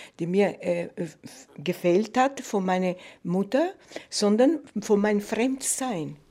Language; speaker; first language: German; non-native, fluent; Italian